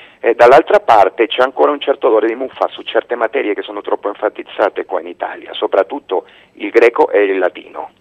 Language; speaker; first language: Italian; non-native, fluent; Spanish